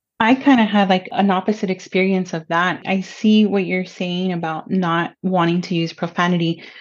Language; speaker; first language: English; early bilingual, other home language; Spanish